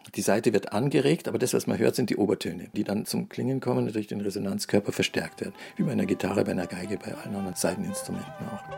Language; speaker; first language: German; native; German